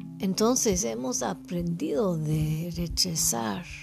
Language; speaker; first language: Spanish; non-native, fluent; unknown